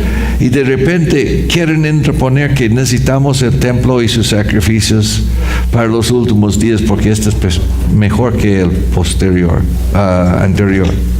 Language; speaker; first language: Spanish; non-native, fluent; English